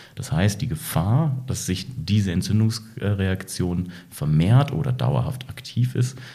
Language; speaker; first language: German; native; German